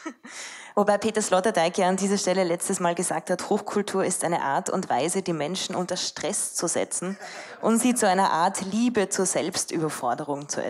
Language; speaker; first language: German; native; German